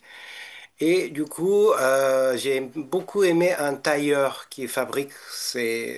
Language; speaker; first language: French; non-native, fluent; Japanese